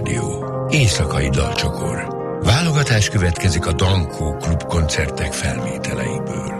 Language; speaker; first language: Hungarian; native; Hungarian